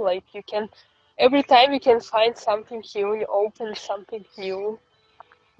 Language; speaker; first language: English; non-native, fluent; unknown